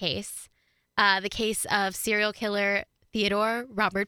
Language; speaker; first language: English; native; English